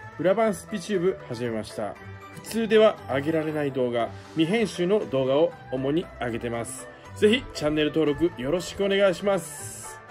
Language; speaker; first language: Japanese; native; Japanese